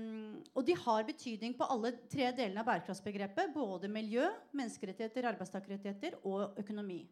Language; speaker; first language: Norwegian; native; Norwegian